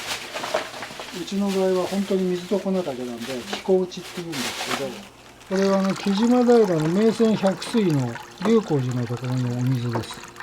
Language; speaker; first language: Japanese; native; Japanese